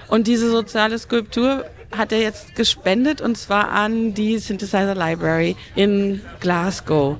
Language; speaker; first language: German; native; German